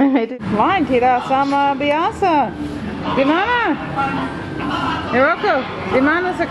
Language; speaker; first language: Indonesian; non-native, learner; English